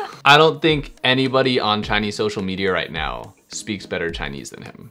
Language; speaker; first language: English; early bilingual, other home language; Spanish